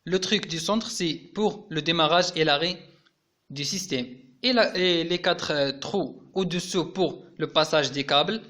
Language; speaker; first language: French; non-native, local second language; Arabic